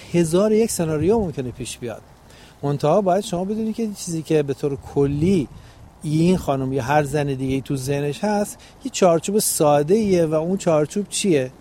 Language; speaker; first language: Persian; native; Persian